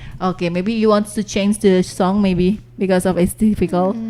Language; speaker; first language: English; non-native, learner; Indonesian